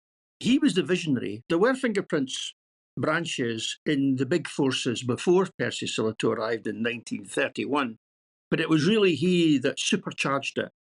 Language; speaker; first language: English; native; English